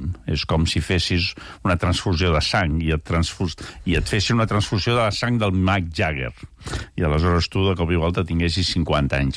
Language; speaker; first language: Catalan; native; Catalan